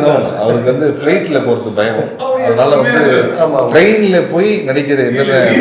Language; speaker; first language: Tamil; native; Tamil